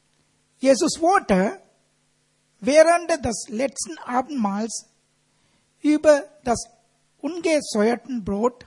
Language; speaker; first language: German; non-native, fluent; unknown